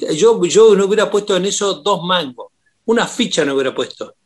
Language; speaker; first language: Spanish; native; Spanish